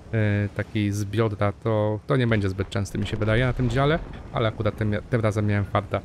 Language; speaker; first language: Polish; native; Polish